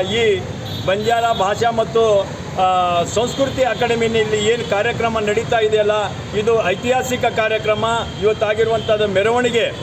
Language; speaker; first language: Kannada; non-native, local second language; Lambadi